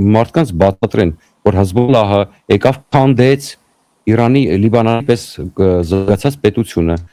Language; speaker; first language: Armenian; native; Armenian